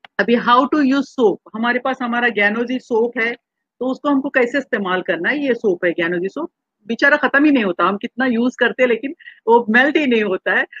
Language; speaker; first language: Hindi; non-native, local second language; Marathi